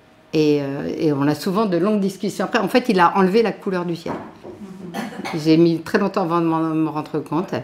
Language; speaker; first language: French; native; French